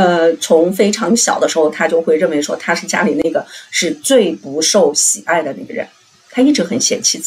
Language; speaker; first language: Chinese; native; Chinese